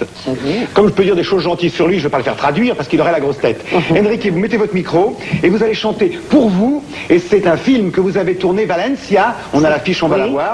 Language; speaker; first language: French; native; French